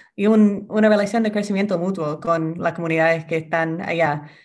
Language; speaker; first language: Spanish; non-native, fluent; English